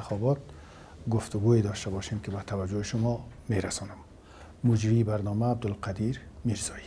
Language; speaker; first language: Persian; native; Persian